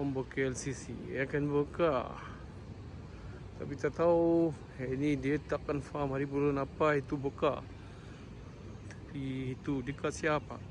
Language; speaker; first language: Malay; non-native, learner; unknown